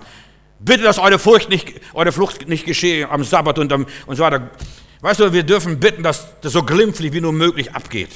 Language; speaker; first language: German; native; German